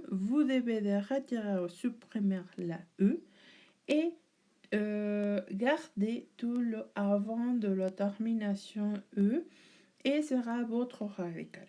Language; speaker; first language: French; non-native, learner; Spanish